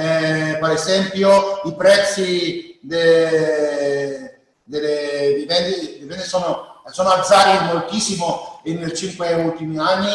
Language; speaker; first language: Italian; non-native, learner; Spanish